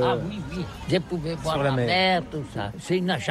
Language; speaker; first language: French; non-native, learner; Catalan